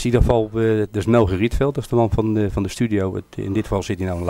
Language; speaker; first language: Dutch; native; Dutch